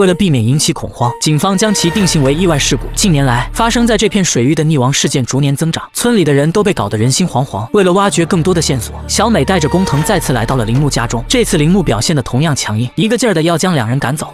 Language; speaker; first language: Chinese; native; Chinese